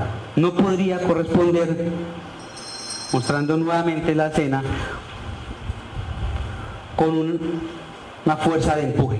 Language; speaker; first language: Spanish; native; Spanish